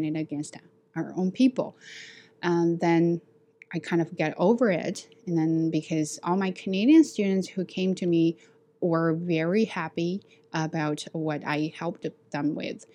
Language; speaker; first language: English; non-native, fluent; Chinese